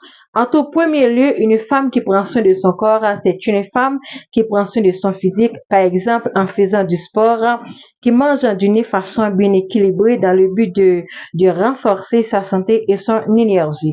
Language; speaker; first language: French; non-native, local second language; Haitian Creole